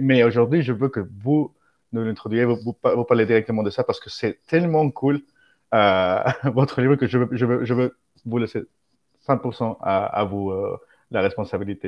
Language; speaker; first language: French; non-native, fluent; Spanish